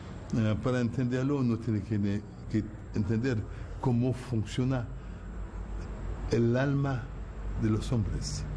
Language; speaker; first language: Spanish; non-native, fluent; Haitian Creole